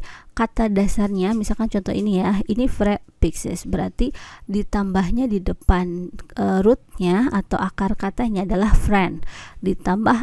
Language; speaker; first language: Indonesian; native; Indonesian